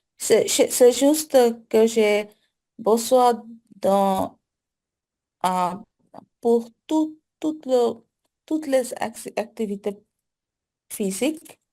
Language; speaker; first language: French; non-native, learner; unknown